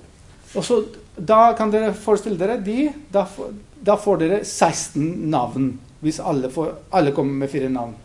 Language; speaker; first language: Norwegian; non-native, fluent; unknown